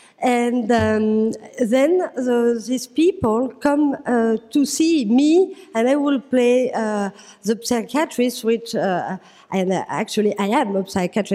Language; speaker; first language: English; non-native, fluent; French